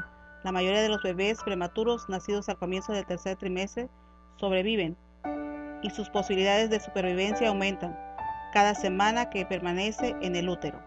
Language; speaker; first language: Spanish; native; Spanish